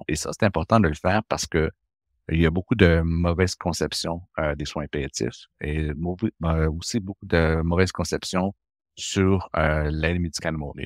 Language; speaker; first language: French; native; French